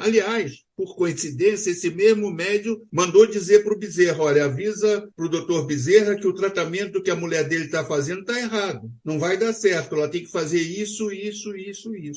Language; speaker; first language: Portuguese; native; Portuguese